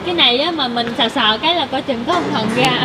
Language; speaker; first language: Vietnamese; native; Vietnamese